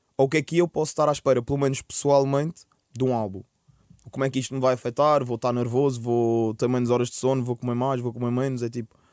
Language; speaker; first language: Portuguese; native; Portuguese